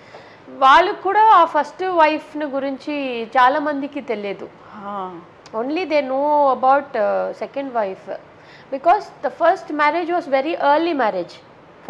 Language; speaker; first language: Telugu; non-native, learner; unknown